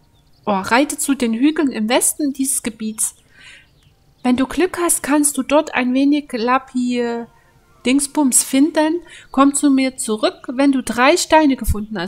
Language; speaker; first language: German; native; German